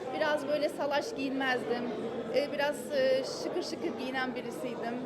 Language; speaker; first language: Turkish; early bilingual, heritage; German